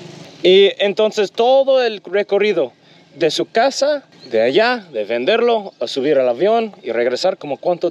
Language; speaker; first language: Spanish; non-native, learner; English